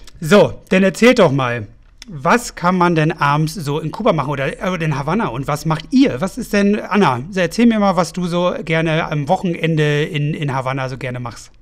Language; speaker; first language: German; native; German